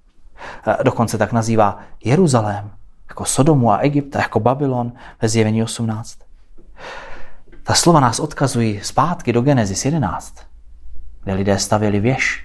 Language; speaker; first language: Czech; native; Czech